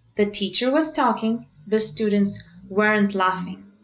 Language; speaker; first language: English; non-native, fluent; Greek